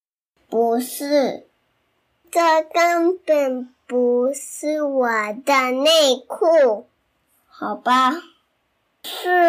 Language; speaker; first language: Chinese; early bilingual, heritage; Chinese